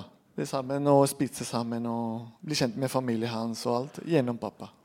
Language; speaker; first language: Norwegian; non-native, fluent; Spanish